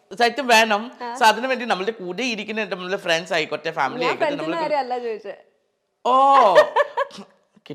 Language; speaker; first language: Malayalam; non-native, fluent; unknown